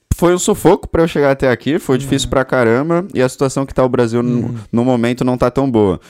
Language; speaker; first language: Portuguese; native; Portuguese